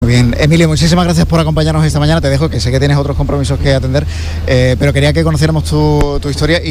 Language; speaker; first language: Spanish; native; Spanish